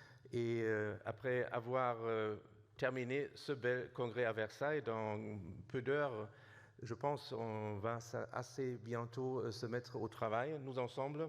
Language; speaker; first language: French; non-native, fluent; German